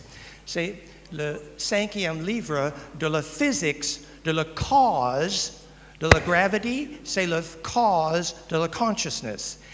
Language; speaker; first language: French; non-native, learner; English